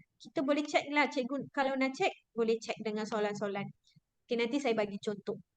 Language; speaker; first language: Malay; non-native, local second language; Tamil